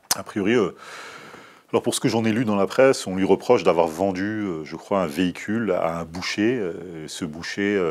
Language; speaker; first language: French; native; French